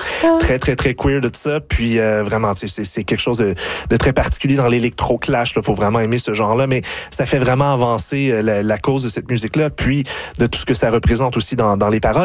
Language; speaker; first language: French; native; French